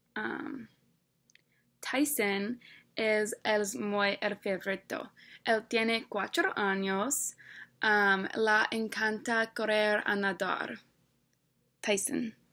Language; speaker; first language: Spanish; non-native, learner; English